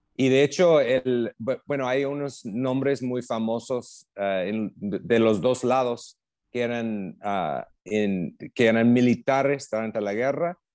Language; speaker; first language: Spanish; non-native, fluent; English